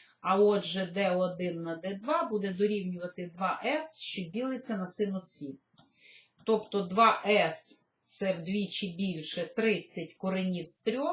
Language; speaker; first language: Ukrainian; native; Ukrainian